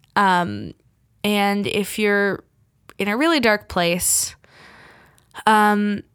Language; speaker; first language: English; native; English